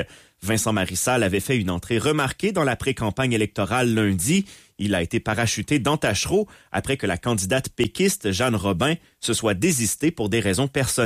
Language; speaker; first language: French; native; French